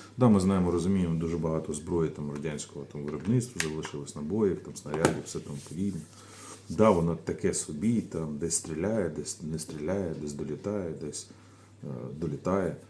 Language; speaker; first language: Ukrainian; native; Ukrainian